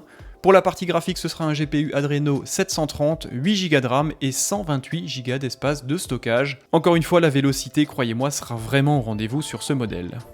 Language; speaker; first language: French; native; French